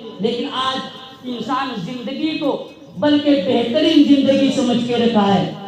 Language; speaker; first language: Urdu; native; Urdu